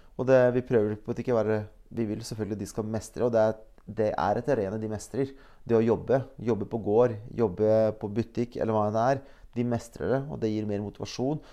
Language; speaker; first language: Norwegian; early bilingual, other home language; Bosnian